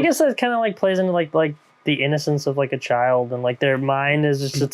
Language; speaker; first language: English; native; English